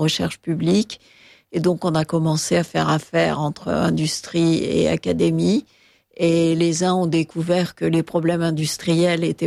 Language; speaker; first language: French; native; French